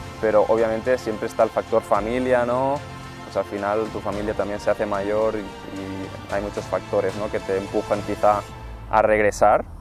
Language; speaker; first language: Spanish; native; Spanish